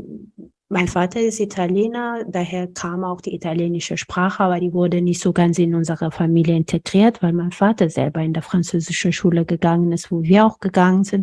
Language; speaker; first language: German; non-native, fluent; Amharic